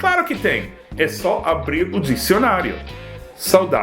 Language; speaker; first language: Portuguese; non-native, fluent; English